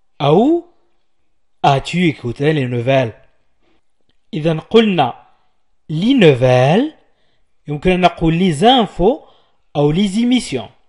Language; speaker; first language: French; non-native, local second language; Arabic